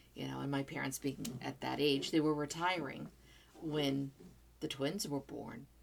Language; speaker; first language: English; non-native, fluent; Portuguese